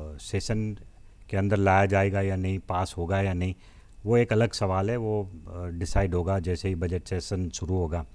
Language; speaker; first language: Hindi; non-native, local second language; Gujarati